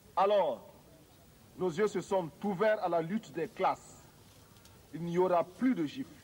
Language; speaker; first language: French; non-native, local second language; Mossi